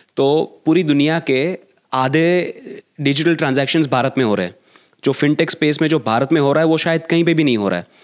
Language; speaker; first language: Hindi; non-native, local second language; Gujarati